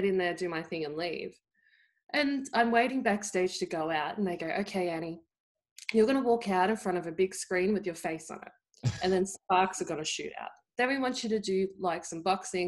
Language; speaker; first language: English; native; English